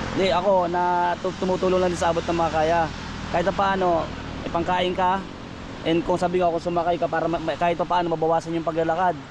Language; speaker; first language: Filipino; native; Filipino